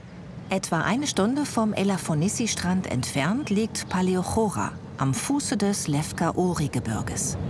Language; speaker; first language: German; native; German